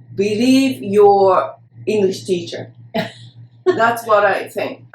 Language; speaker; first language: English; non-native, fluent; Japanese